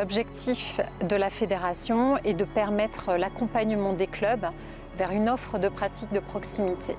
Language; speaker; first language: French; native; French